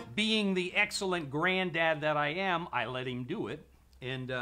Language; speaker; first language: English; native; English